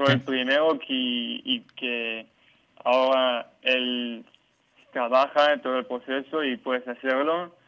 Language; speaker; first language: Spanish; non-native, learner; Hebrew